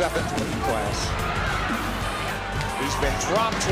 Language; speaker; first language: English; native; English